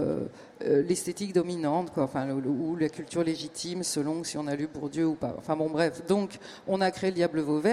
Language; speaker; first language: French; native; French